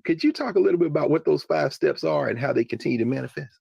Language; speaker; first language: English; native; English